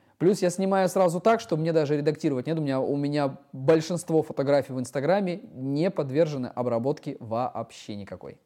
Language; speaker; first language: Russian; native; Russian